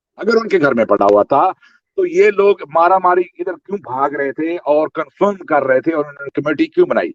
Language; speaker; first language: Urdu; native; Urdu